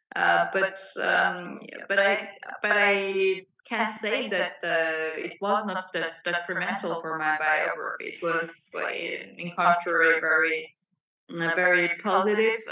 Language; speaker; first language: English; non-native, fluent; Georgian